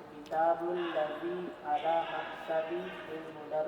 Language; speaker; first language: Indonesian; native; Indonesian